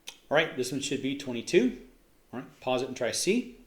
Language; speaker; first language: English; native; English